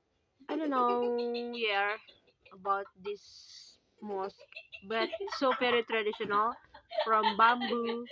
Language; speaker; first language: English; non-native, local second language; Indonesian